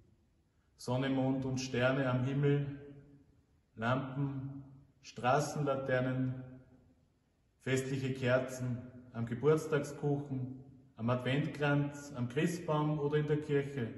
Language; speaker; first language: German; native; German